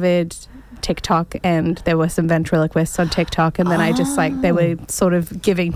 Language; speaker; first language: English; native; English